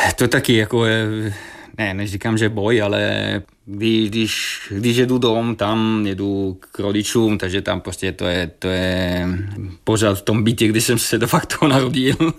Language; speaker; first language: Czech; non-native, fluent; Italian